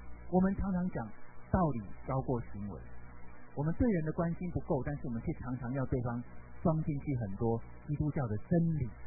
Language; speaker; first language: Chinese; native; Chinese